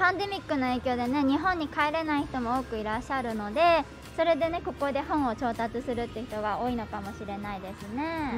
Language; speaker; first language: Japanese; native; Japanese